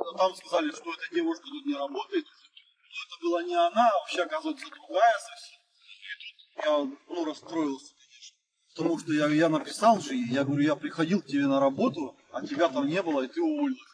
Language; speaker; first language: Russian; native; Russian